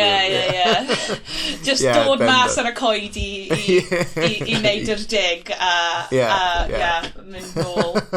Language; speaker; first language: Welsh; non-native, local second language; English